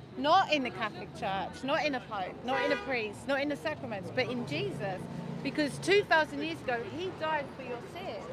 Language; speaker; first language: English; native; English